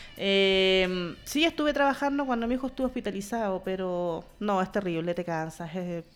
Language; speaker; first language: Spanish; native; Spanish